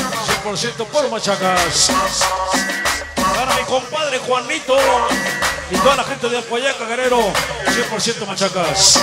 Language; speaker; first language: Spanish; native; Spanish